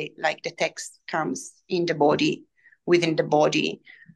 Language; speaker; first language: English; non-native, fluent; Italian